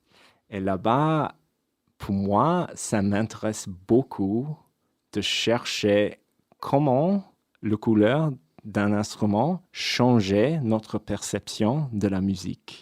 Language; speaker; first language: French; non-native, fluent; English